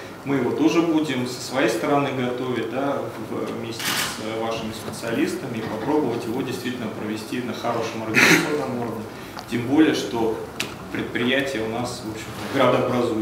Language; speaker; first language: Russian; native; Russian